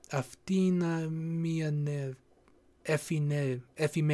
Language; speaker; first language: Greek; non-native, learner; English